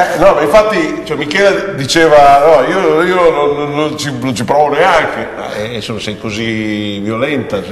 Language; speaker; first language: Italian; native; Italian